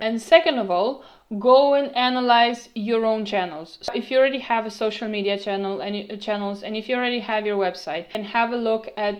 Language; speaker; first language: English; non-native, fluent; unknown